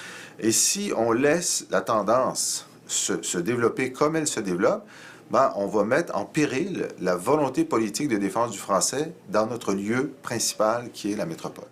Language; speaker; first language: French; native; French